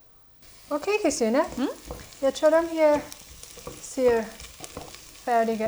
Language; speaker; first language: Swedish; non-native, fluent; English